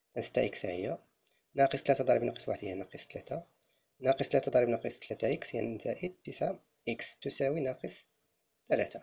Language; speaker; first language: Arabic; native; Arabic